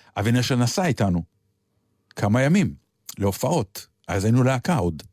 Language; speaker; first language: Hebrew; native; Hebrew